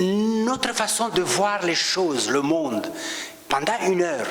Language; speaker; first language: French; non-native, local second language; Romanian